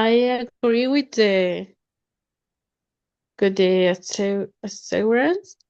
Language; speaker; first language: English; non-native, learner; Spanish